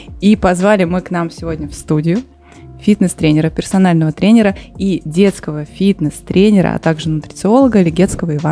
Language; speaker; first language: Russian; native; Russian